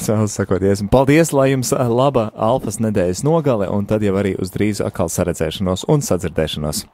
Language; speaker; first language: Latvian; native; Latvian